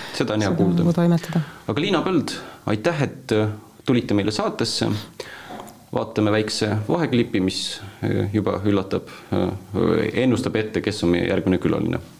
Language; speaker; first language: Estonian; native; Estonian